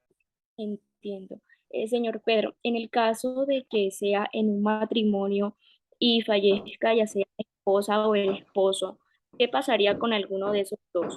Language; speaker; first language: Spanish; native; Spanish